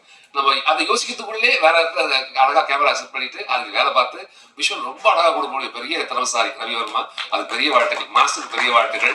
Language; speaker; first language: Tamil; native; Tamil